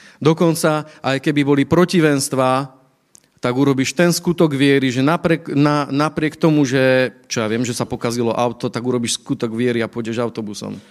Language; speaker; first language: Slovak; native; Slovak